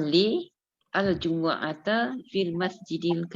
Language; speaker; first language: Arabic; non-native, learner; Malay